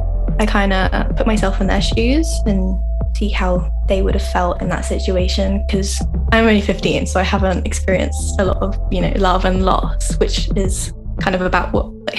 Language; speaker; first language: English; native; English